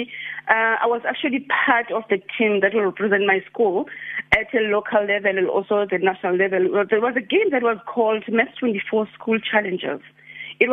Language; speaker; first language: English; non-native, local second language; Xhosa